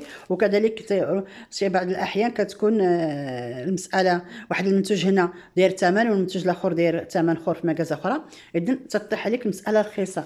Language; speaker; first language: Arabic; native; Arabic